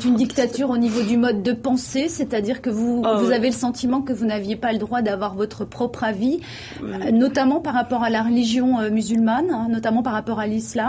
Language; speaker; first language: French; native; French